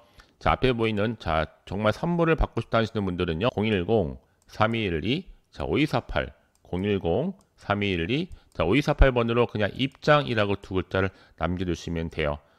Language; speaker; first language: Korean; native; Korean